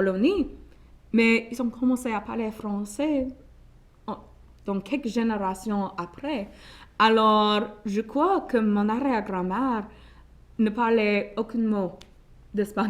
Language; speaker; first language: French; non-native, local second language; English